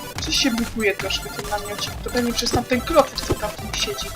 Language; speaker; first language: Polish; native; Polish